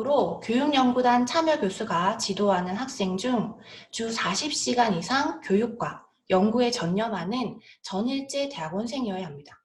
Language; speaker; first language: Korean; native; Korean